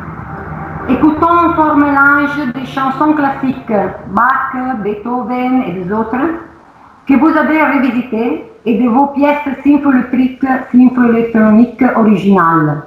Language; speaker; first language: French; non-native, learner; Italian